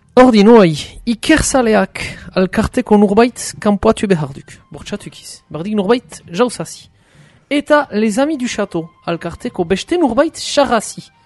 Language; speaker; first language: Basque; native; Basque